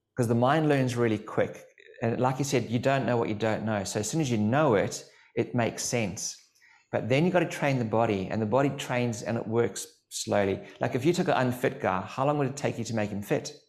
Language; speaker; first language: English; native; English